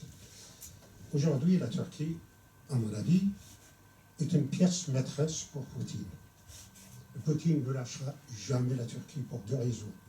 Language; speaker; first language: French; non-native, fluent; Arabic